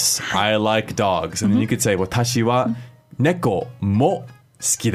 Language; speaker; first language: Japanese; non-native, fluent; English